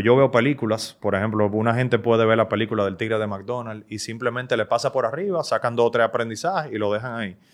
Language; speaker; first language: Spanish; native; Spanish